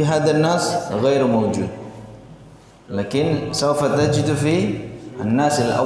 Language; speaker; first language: Arabic; non-native, fluent; Indonesian